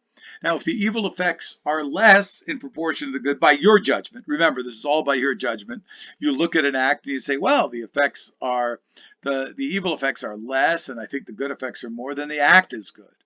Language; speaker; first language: English; native; English